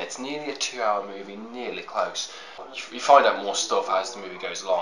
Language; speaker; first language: English; native; English